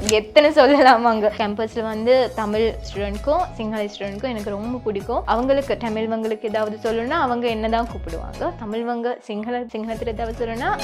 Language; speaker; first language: Tamil; non-native, local second language; Sinhala